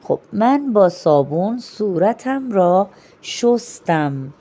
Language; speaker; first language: Persian; non-native, fluent; Urdu